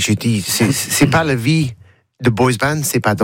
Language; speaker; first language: French; non-native, learner; English